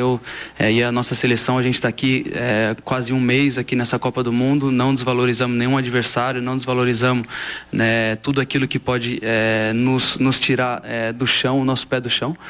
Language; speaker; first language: Portuguese; native; Portuguese